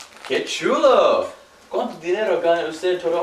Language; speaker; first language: Spanish; non-native, learner; English